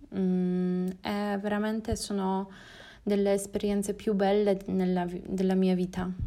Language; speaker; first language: Italian; non-native, learner; Polish